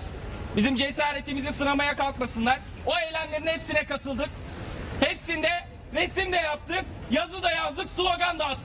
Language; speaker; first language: Turkish; native; Turkish